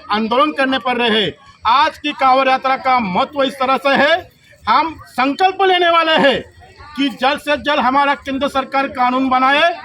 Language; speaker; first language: Hindi; non-native, local second language; Marathi